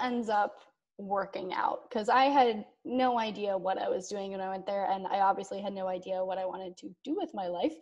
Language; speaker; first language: English; native; English